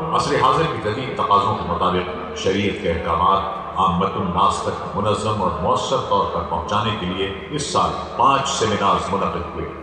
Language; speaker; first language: Urdu; native; Urdu